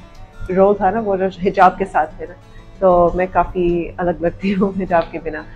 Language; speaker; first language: Hindi; early bilingual, heritage; Urdu